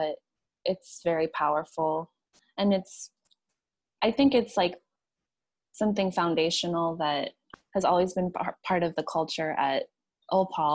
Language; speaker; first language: English; native; English